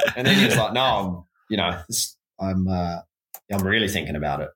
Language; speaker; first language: English; native; English